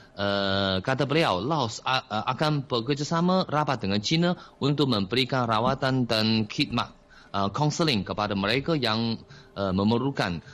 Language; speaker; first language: Malay; non-native, fluent; Chinese